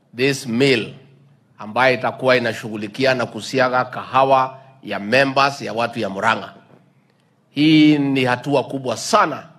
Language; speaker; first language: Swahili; non-native, local second language; Kikuyu